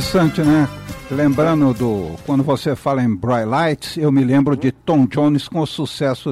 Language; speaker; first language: Portuguese; native; Portuguese